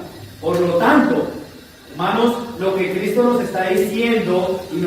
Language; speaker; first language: Spanish; native; Spanish